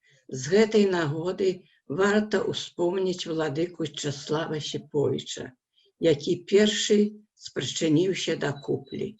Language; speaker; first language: Belarusian; early bilingual, heritage; Belarusian